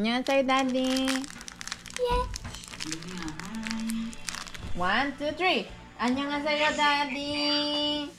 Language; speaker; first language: Korean; non-native, learner; Filipino